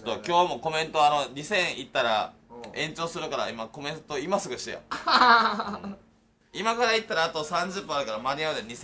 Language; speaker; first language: Japanese; native; Japanese